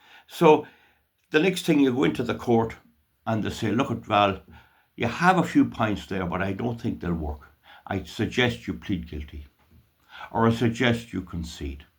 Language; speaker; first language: English; native; English